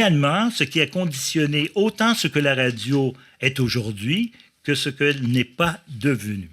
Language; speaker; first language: French; native; French